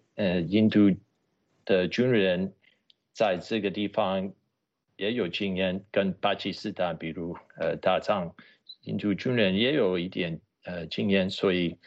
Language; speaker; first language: Chinese; non-native, fluent; English